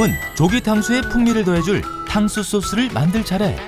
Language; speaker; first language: Korean; native; Korean